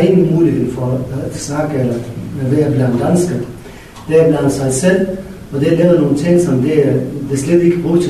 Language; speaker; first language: Danish; non-native, learner; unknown